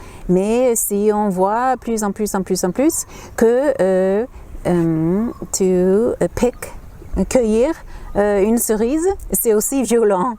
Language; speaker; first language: French; non-native, fluent; English